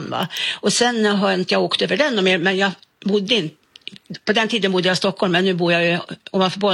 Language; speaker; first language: Swedish; native; Swedish